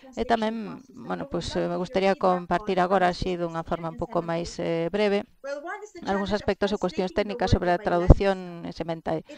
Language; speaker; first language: Galician; non-native, fluent; Filipino